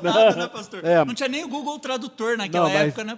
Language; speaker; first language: Portuguese; native; Portuguese